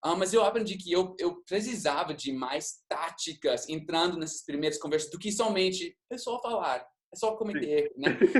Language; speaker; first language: Portuguese; non-native, fluent; English